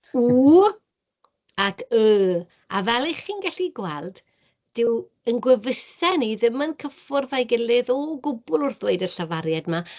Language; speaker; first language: Welsh; native; Welsh